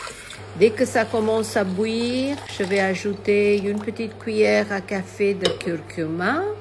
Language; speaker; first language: French; non-native, fluent; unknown